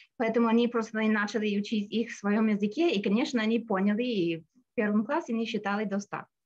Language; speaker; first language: Russian; non-native, fluent; English